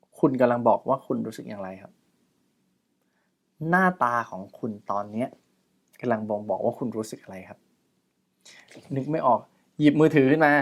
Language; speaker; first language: Thai; native; Thai